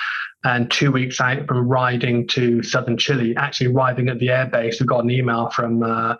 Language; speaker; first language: English; native; English